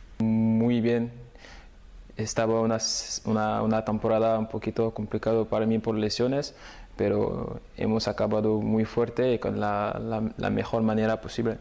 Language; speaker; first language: Spanish; non-native, fluent; French